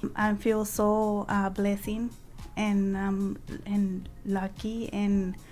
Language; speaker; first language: English; non-native, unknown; Spanish